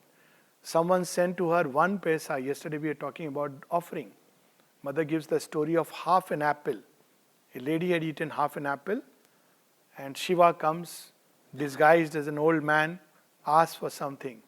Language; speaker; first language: English; non-native, local second language; Hindi